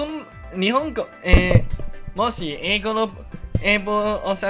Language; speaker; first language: Japanese; non-native, learner; Cantonese